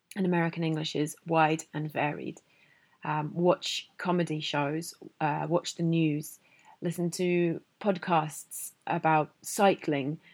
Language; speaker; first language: English; native; English